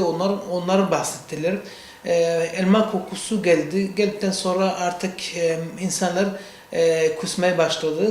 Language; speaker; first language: Turkish; non-native, learner; Central Kurdish